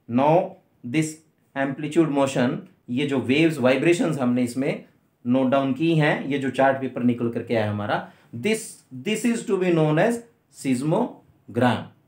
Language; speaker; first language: Hindi; native; Hindi